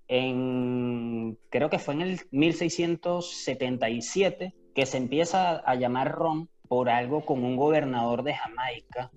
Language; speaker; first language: Spanish; native; Spanish